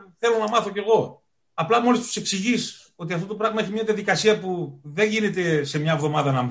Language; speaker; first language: Greek; native; Greek